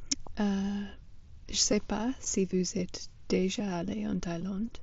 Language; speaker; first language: French; non-native, fluent; English